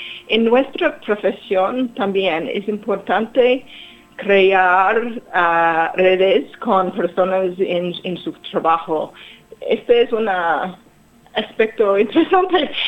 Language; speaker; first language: Spanish; non-native, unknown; English